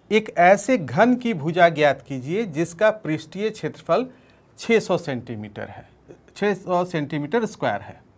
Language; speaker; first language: Hindi; native; Hindi